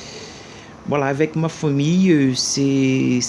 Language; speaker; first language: French; non-native, learner; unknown